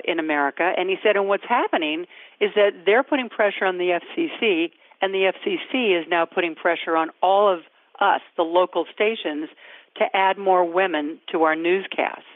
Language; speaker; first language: English; native; English